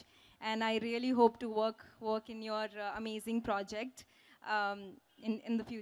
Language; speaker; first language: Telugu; non-native, local second language; Hindi